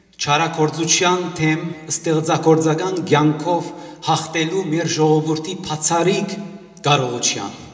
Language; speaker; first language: Armenian; early bilingual, heritage; Armenian